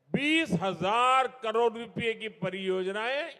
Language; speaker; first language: Hindi; non-native, local second language; Gujarati